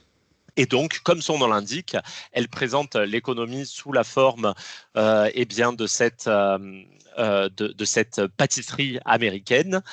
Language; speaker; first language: French; native; French